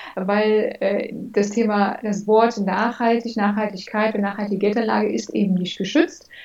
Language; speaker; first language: German; early bilingual, other home language; English